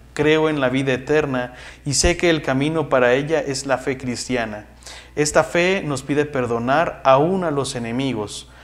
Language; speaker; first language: Spanish; native; Spanish